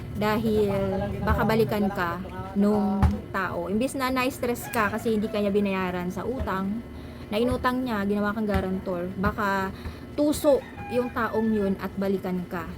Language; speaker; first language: Filipino; non-native, local second language; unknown